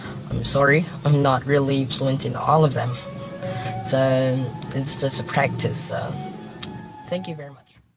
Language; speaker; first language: English; non-native, local second language; Filipino